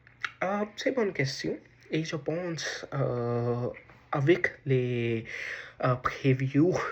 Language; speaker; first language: French; non-native, learner; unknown